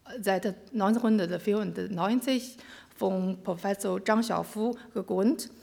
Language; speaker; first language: German; non-native, learner; Chinese